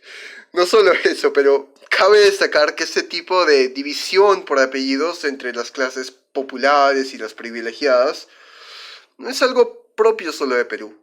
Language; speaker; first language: Spanish; native; Spanish